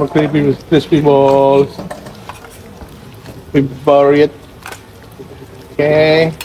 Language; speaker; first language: English; non-native, fluent; Indonesian